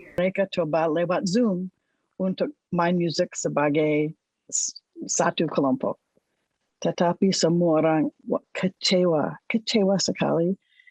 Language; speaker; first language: Indonesian; non-native, fluent; English